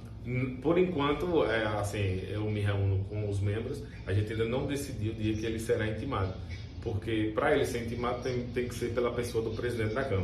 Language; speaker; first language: Portuguese; native; Portuguese